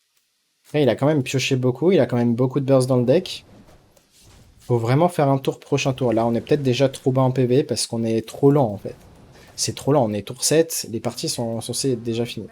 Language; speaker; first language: French; native; French